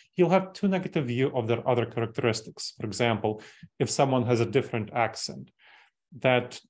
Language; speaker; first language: English; early bilingual, other home language; Russian